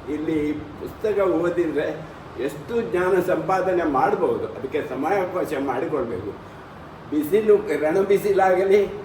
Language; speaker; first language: Kannada; non-native, local second language; Konkani